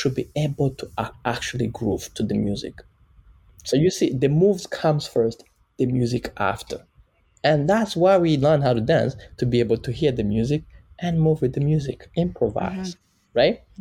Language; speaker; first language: English; non-native, local second language; Kinyarwanda